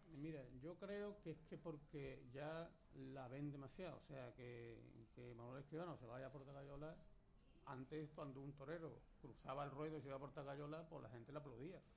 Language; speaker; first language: Spanish; native; Spanish